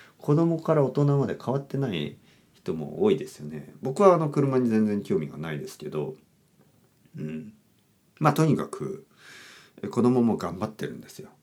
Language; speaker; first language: Japanese; native; Japanese